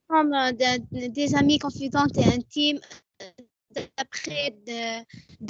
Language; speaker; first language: French; non-native, learner; Arabic